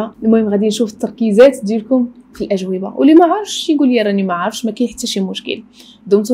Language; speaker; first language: Arabic; native; Arabic